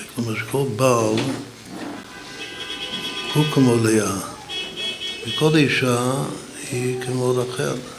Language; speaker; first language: Hebrew; non-native, fluent; English